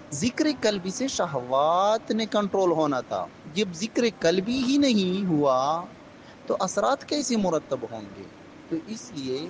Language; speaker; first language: Urdu; native; Urdu